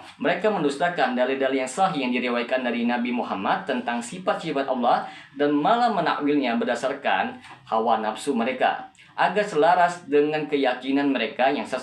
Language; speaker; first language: Indonesian; native; Indonesian